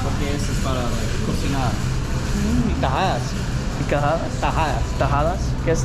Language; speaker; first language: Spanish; early bilingual, heritage; English